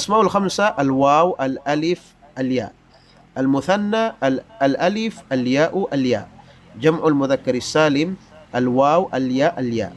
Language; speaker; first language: Arabic; non-native, fluent; Tausug